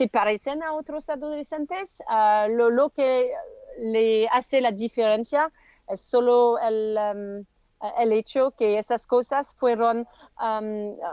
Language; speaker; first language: Spanish; non-native, learner; French